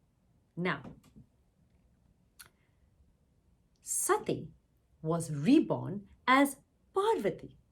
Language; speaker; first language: English; non-native, local second language; Tamil